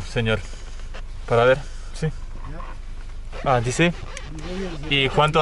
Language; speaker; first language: Spanish; non-native, learner; English